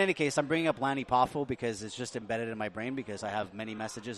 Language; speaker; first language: English; native; English